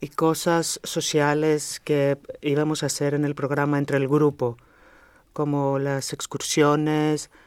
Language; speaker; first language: Spanish; non-native, fluent; Greek